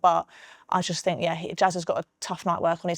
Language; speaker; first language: English; native; English